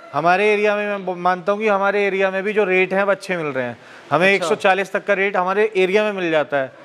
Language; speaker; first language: Hindi; native; Hindi